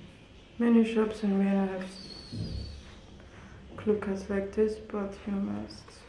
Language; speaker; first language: English; non-native, learner; German